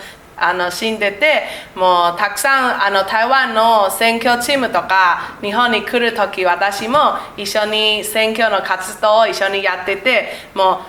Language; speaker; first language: Japanese; non-native, learner; Chinese